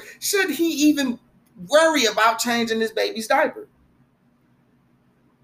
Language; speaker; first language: English; native; English